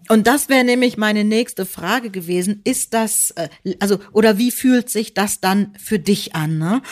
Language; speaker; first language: German; native; German